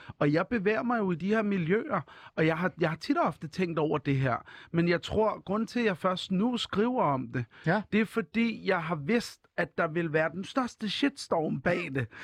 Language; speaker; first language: Danish; early bilingual, other home language; Arabic